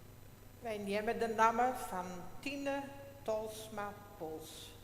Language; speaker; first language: Dutch; non-native, local second language; Western Frisian